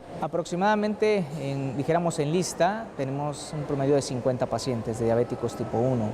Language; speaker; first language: Spanish; native; Spanish